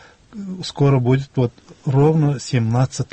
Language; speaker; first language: Russian; non-native, local second language; Turkmen